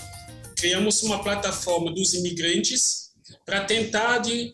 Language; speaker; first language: Portuguese; non-native, fluent; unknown